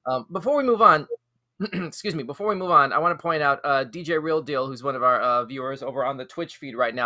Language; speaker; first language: English; native; English